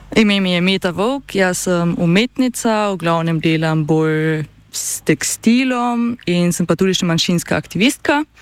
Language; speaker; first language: Slovenian; native; Slovenian